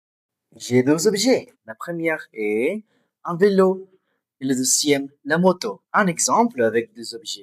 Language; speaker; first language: French; non-native, fluent; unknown